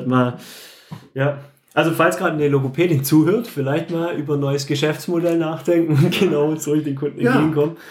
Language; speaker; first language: German; native; German